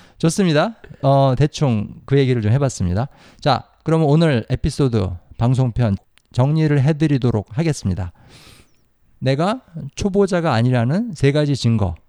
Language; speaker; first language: Korean; native; Korean